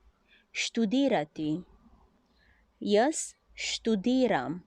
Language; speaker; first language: Slovenian; non-native, learner; Chinese